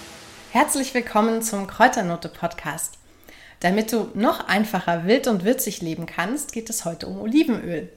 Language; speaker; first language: German; native; German